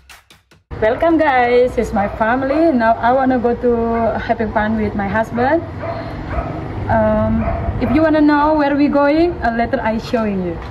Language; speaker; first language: English; non-native, learner; Indonesian